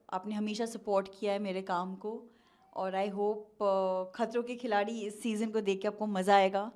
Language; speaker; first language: Hindi; native; Hindi